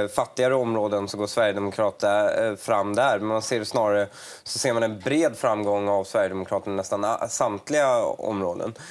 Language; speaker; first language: Swedish; early bilingual, other home language; Persian